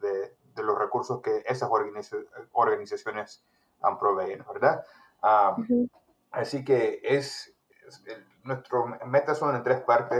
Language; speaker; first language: Spanish; early bilingual, heritage; Spanish